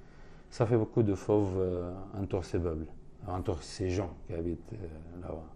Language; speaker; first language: French; non-native, fluent; Arabic